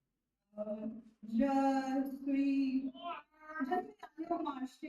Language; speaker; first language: French; non-native, learner; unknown